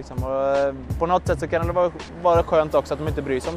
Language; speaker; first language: Swedish; native; Swedish